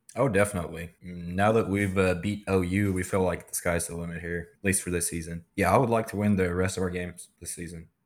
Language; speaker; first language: English; non-native, fluent; Swedish